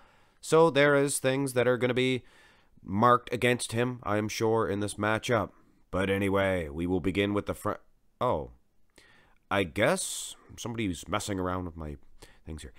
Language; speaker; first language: English; native; English